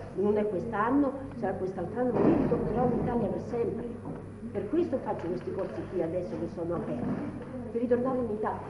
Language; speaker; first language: Italian; native; Italian